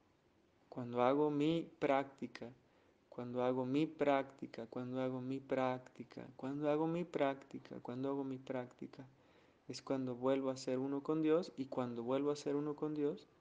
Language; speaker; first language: Spanish; native; Spanish